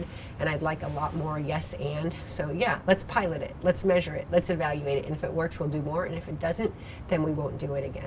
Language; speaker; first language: English; native; English